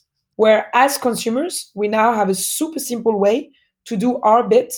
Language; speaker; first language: English; non-native, fluent; French